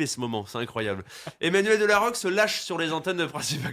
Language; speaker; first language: French; native; French